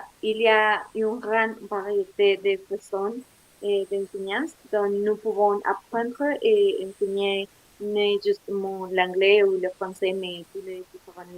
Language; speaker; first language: French; non-native, learner; Spanish